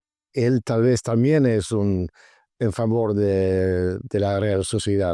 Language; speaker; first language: Spanish; non-native, fluent; Swedish